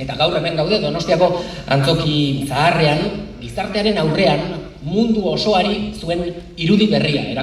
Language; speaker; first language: Basque; native; Basque